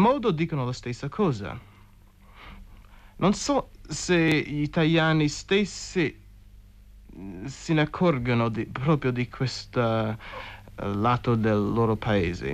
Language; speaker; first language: Italian; non-native, fluent; English